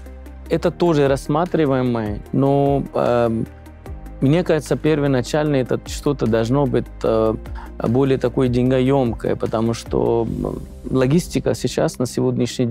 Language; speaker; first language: Russian; non-native, fluent; Punjabi